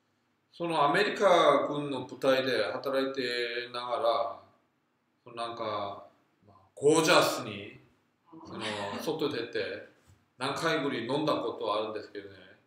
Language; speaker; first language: Japanese; non-native, fluent; Korean